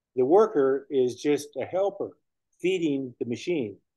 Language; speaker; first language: English; native; English